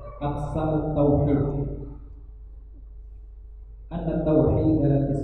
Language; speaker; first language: Arabic; non-native, learner; Indonesian